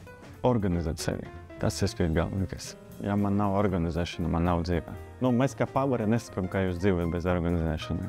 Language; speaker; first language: Latvian; non-native, local second language; Russian